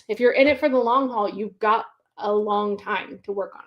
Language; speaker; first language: English; native; English